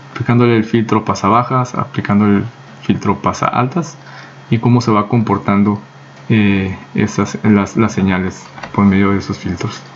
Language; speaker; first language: Spanish; native; Spanish